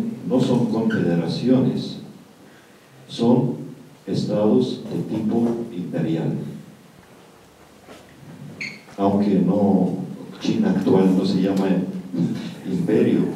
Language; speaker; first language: Spanish; non-native, fluent; Russian